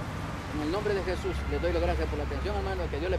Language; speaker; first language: Spanish; native; Spanish